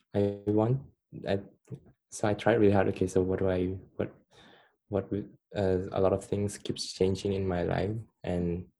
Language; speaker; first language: English; non-native, fluent; Khmer